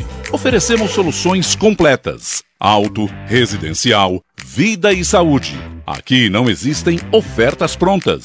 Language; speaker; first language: Portuguese; native; Portuguese